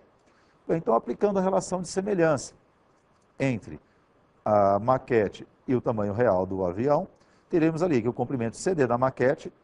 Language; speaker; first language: Portuguese; native; Portuguese